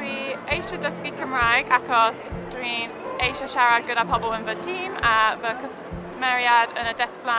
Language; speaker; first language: Welsh; non-native, learner; English